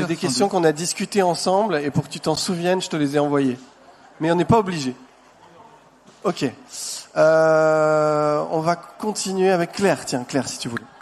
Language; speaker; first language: French; native; French